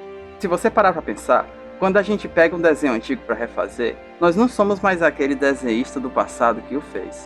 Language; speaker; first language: Portuguese; native; Portuguese